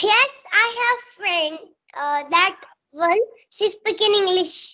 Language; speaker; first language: English; non-native, local second language; Marathi